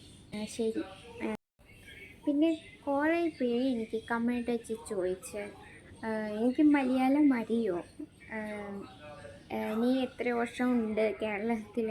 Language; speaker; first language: Malayalam; non-native, local second language; Bangla